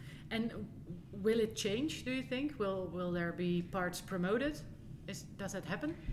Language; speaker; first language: English; non-native, fluent; Dutch